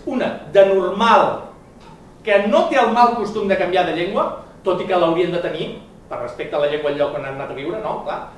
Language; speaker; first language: Catalan; native; Catalan